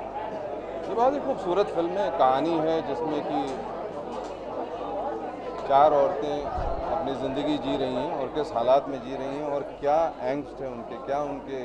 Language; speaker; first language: Hindi; native; Hindi